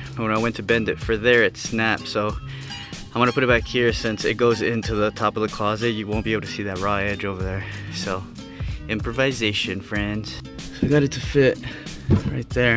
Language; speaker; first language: English; native; English